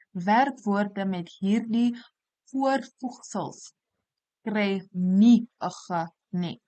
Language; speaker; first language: Afrikaans; non-native, local second language; English